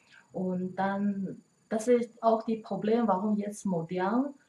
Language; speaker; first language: German; non-native, learner; Chinese